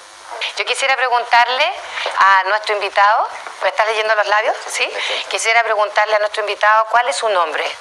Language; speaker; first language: Spanish; native; Spanish